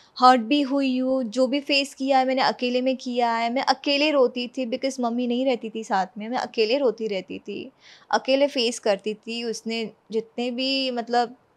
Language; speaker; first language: Hindi; non-native, local second language; Gujarati